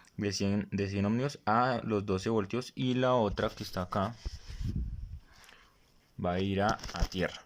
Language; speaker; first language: Spanish; native; Spanish